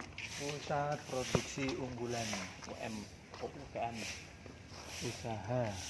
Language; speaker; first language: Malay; non-native, local second language; Javanese